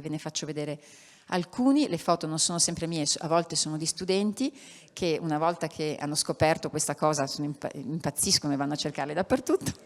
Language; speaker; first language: Italian; native; Italian